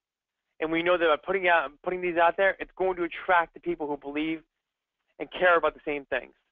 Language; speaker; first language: English; native; English